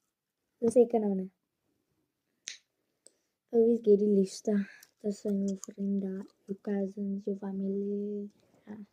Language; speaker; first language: Dutch; non-native, learner; Afrikaans